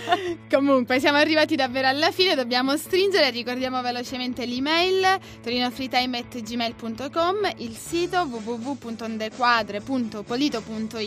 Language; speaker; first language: Italian; native; Italian